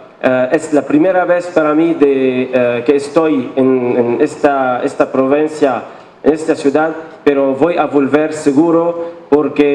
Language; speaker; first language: Spanish; non-native, fluent; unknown